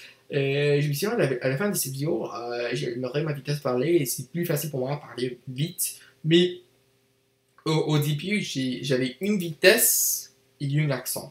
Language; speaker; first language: French; non-native, learner; English